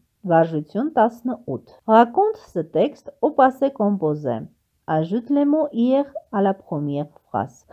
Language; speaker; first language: French; non-native, fluent; Armenian